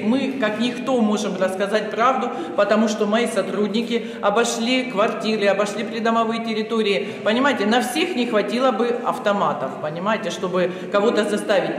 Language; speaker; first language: Russian; native; Russian